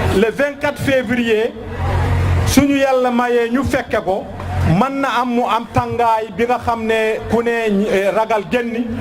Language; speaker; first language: Wolof; non-native, local second language; Fula